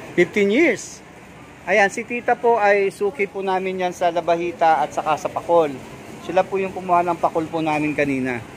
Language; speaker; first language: Filipino; native; Filipino